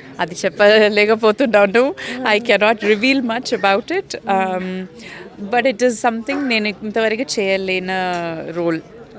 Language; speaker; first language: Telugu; non-native, local second language; Malayalam